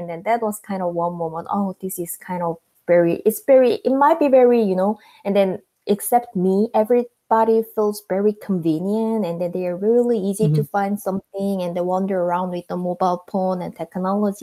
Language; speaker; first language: English; non-native, fluent; Korean